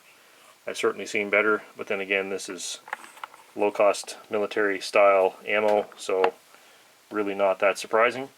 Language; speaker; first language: English; native; English